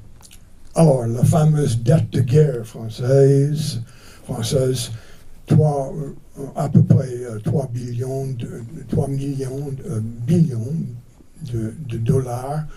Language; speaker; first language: French; non-native, fluent; English